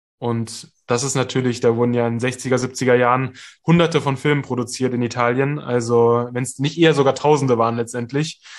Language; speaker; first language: German; native; German